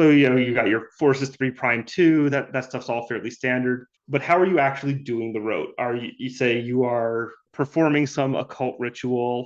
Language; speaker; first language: English; native; English